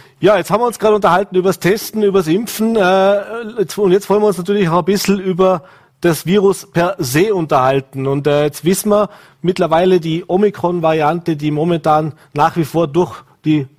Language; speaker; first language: German; native; German